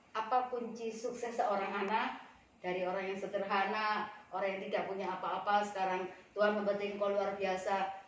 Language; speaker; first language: Indonesian; native; Indonesian